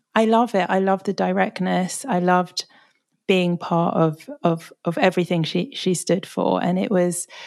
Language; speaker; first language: English; native; English